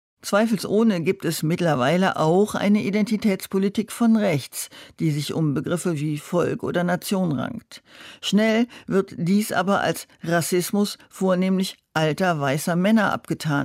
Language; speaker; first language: German; native; German